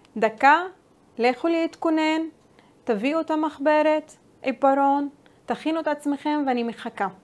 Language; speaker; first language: Hebrew; non-native, local second language; Arabic